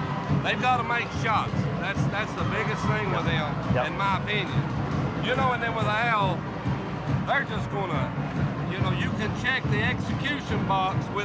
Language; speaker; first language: English; native; English